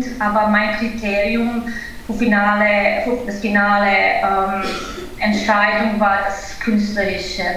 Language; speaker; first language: German; non-native, fluent; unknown